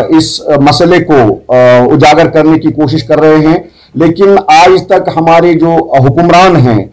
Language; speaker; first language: Urdu; non-native, local second language; Kashmiri